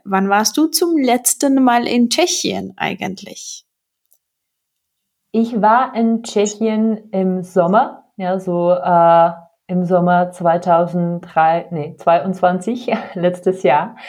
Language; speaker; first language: German; non-native, fluent; Czech